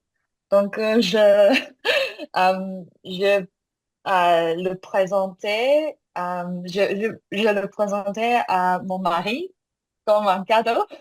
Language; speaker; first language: French; non-native, learner; Korean